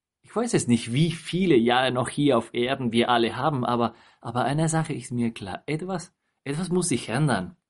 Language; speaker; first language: German; non-native, fluent; Spanish